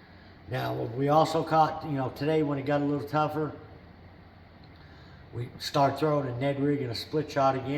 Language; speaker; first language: English; native; English